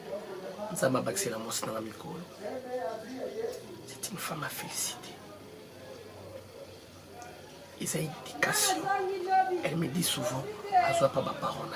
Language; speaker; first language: French; non-native, local second language; Lingala